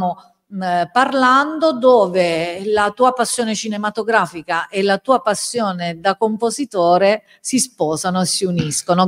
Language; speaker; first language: Italian; native; Italian